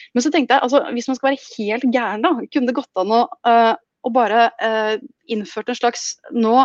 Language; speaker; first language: Norwegian; native; Norwegian